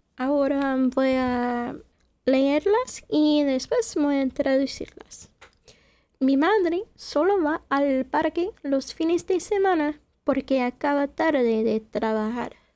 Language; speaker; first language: Spanish; non-native, fluent; English